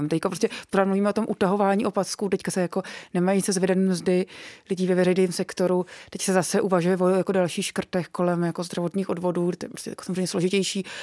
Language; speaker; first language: Czech; native; Czech